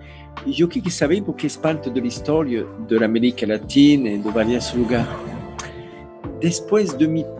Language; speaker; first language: Spanish; non-native, learner; French